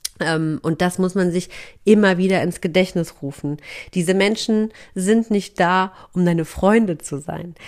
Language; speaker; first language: German; native; German